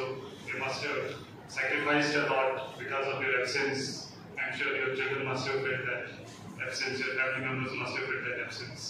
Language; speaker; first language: English; non-native, local second language; Telugu